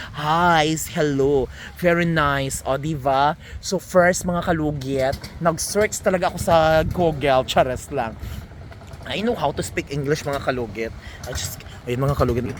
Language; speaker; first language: Filipino; non-native, local second language; Cebuano